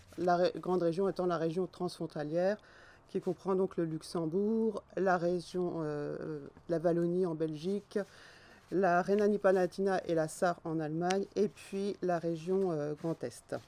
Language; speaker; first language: French; native; French